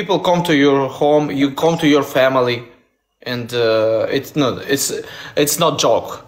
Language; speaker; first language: English; non-native, learner; Russian